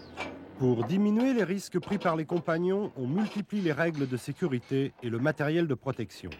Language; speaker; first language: French; native; French